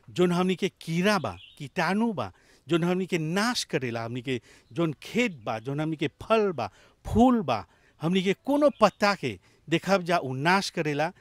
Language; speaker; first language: Bhojpuri; native; Bhojpuri